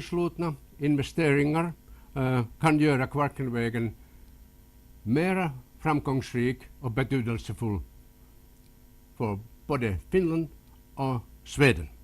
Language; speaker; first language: Swedish; non-native, local second language; Finnish